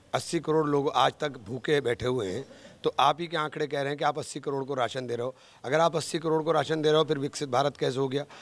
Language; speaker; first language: Hindi; native; Hindi